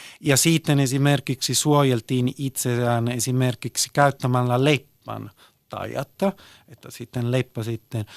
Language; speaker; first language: Finnish; early bilingual, heritage; Italian